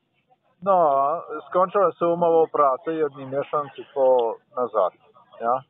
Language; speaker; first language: Polish; non-native, learner; Slovenian